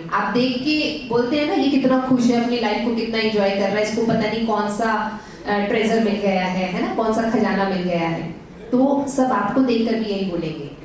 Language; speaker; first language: Hindi; native; Hindi